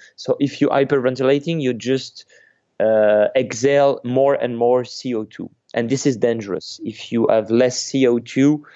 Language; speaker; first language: English; non-native, fluent; French